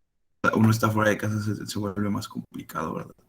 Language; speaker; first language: Spanish; native; Spanish